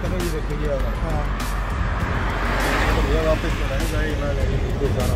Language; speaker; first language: Hindi; native; Hindi